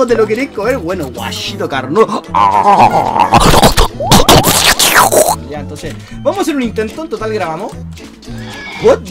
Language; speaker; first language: Spanish; native; Spanish